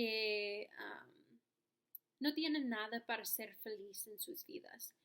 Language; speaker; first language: Spanish; non-native, learner; English